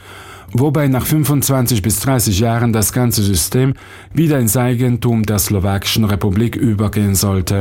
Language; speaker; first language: German; non-native, fluent; Slovak